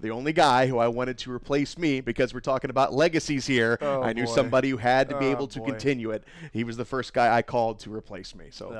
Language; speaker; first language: English; native; English